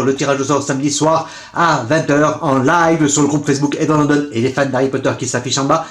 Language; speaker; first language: French; native; French